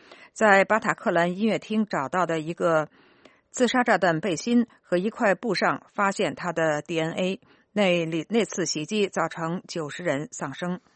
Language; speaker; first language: Chinese; native; Chinese